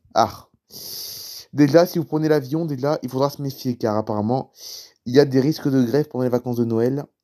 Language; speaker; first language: French; native; French